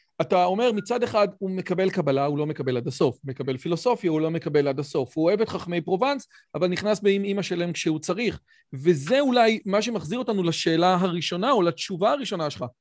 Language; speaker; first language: Hebrew; native; Hebrew